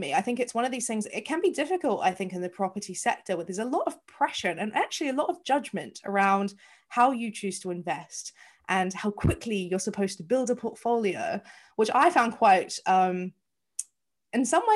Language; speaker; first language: English; native; English